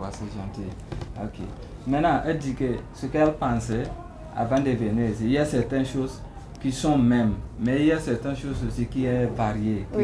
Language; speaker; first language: French; non-native, learner; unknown